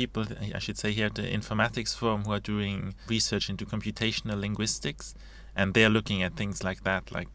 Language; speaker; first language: English; non-native, fluent; Luxembourgish